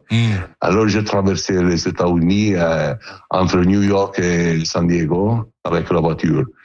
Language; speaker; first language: French; non-native, learner; Italian